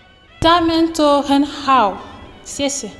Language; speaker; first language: Chinese; non-native, learner; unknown